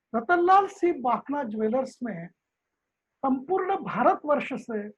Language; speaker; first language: Hindi; non-native, local second language; Marathi